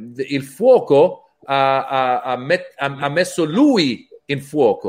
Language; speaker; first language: Italian; non-native, learner; Persian